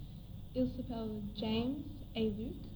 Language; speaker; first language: French; non-native, learner; English